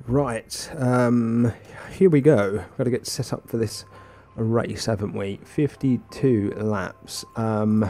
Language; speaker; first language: English; native; English